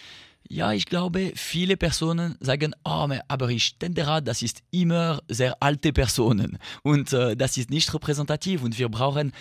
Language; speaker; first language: German; non-native, local second language; French